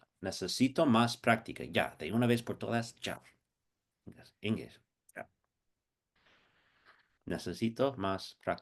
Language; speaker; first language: Spanish; non-native, fluent; English